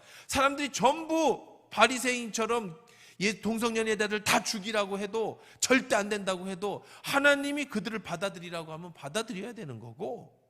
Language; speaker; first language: Korean; native; Korean